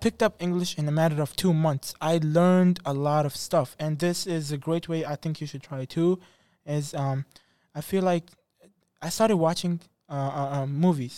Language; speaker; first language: English; non-native, fluent; Persian